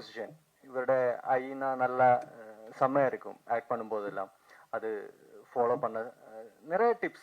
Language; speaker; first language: Tamil; non-native, learner; Malayalam